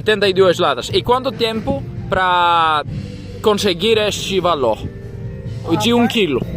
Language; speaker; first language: Portuguese; non-native, fluent; Greek